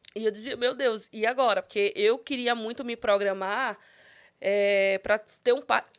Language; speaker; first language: Portuguese; native; Portuguese